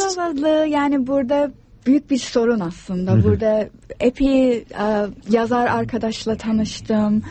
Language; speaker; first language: Turkish; non-native, fluent; English